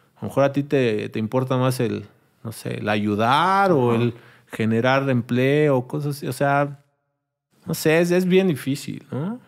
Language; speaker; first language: Spanish; native; Spanish